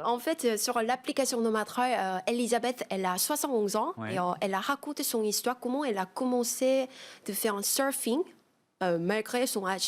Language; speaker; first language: French; non-native, fluent; Korean